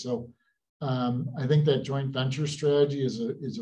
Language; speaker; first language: English; native; English